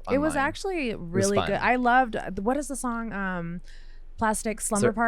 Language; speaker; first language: English; native; English